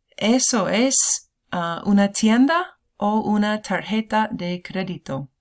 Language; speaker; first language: Spanish; non-native, fluent; English